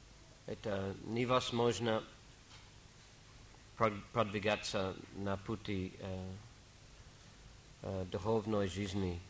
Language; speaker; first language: Russian; non-native, fluent; English